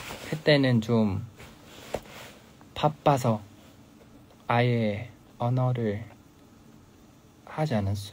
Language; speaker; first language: Korean; non-native, fluent; Thai